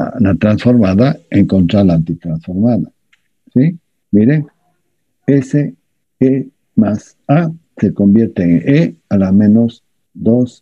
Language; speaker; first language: Spanish; native; Spanish